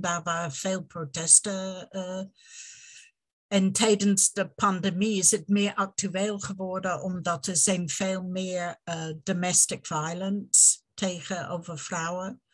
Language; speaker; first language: Dutch; non-native, fluent; English